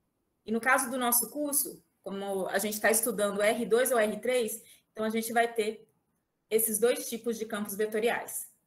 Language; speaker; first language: Portuguese; native; Portuguese